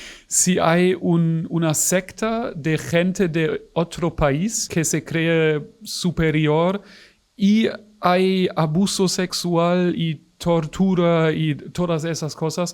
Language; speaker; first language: Spanish; non-native, fluent; German